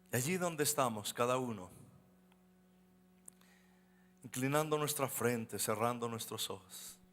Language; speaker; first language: Spanish; native; Spanish